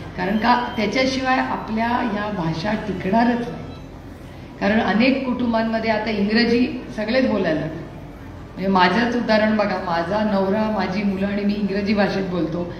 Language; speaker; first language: Marathi; native; Marathi